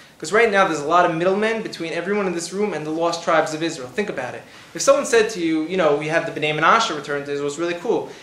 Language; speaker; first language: English; native; English